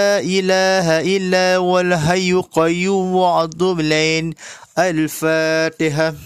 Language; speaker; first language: Arabic; non-native, fluent; Malay